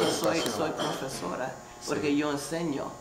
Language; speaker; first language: Spanish; non-native, fluent; English